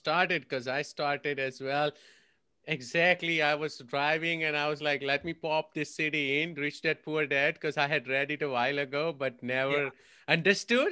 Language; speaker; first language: English; non-native, local second language; Gujarati